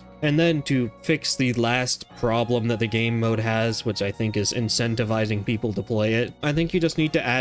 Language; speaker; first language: English; native; English